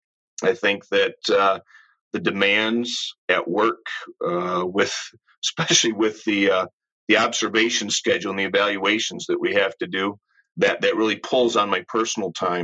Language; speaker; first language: English; native; English